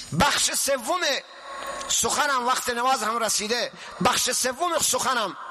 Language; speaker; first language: Persian; non-native, local second language; Baluchi